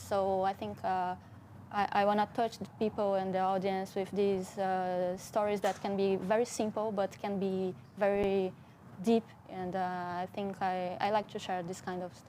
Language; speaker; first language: English; non-native, fluent; Portuguese